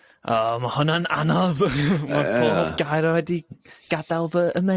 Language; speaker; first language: Welsh; non-native, local second language; English